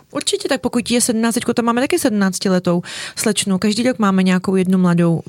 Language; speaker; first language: Czech; early bilingual, other home language; Russian